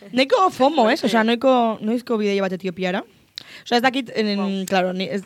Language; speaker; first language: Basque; non-native, local second language; Spanish